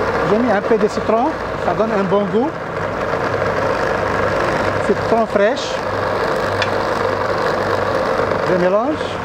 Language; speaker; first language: French; non-native, learner; Arabic